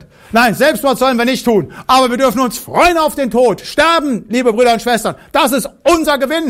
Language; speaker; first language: German; native; German